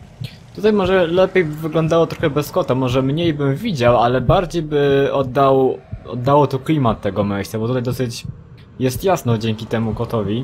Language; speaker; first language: Polish; native; Polish